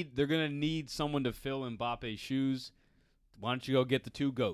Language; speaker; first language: English; native; English